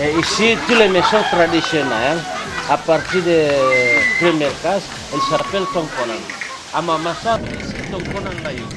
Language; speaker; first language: French; non-native, learner; Indonesian